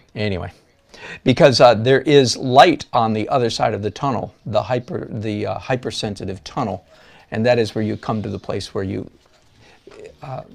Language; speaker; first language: English; native; English